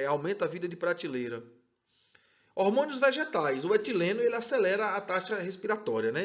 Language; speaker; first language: Portuguese; native; Portuguese